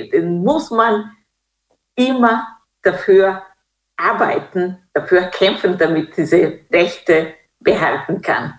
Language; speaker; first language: German; non-native, fluent; Kinyarwanda